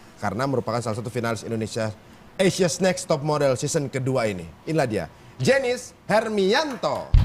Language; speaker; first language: Indonesian; native; Indonesian